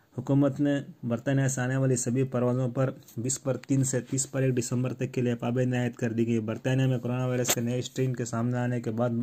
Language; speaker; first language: Urdu; native; Urdu